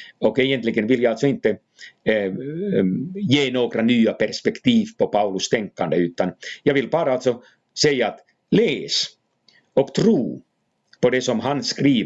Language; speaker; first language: Swedish; non-native, fluent; Finnish